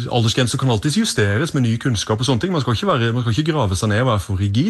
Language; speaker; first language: Norwegian; native; Norwegian